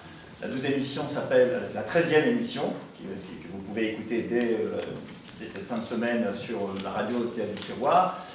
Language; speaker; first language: French; native; French